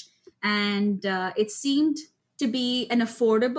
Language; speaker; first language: English; non-native, local second language; Urdu